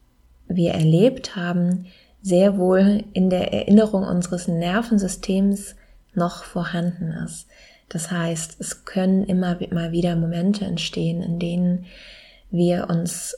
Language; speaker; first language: German; native; German